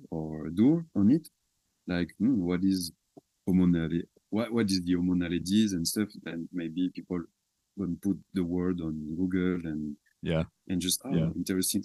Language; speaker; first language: English; non-native, fluent; French